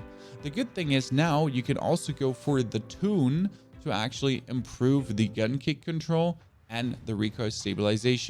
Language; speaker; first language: English; non-native, fluent; German